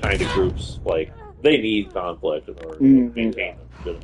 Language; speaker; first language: English; native; English